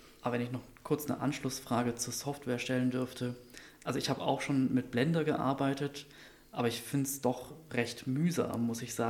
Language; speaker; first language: German; native; German